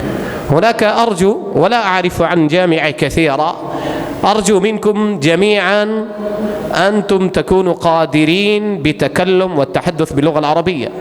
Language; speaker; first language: Arabic; non-native, fluent; Urdu